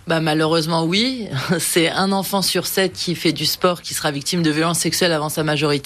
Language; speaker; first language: French; native; French